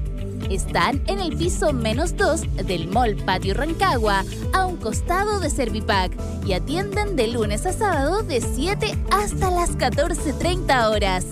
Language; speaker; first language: Spanish; native; Spanish